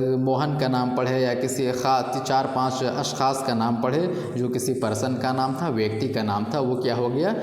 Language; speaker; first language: Urdu; native; Urdu